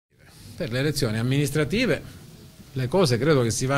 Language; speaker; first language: Italian; native; Italian